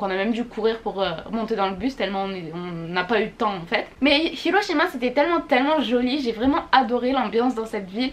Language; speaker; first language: French; native; French